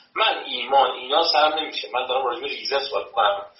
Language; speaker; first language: Persian; native; Persian